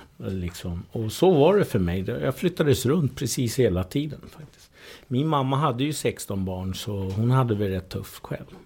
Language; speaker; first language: Swedish; early bilingual, other home language; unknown